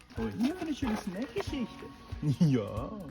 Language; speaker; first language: German; native; German